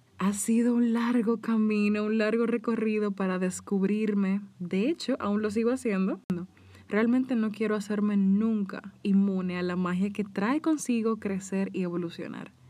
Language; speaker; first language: Spanish; native; Spanish